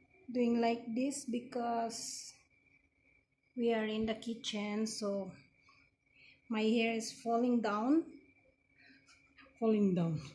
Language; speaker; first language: English; non-native, learner; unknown